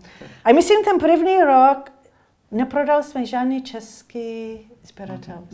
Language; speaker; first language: Czech; non-native, learner; English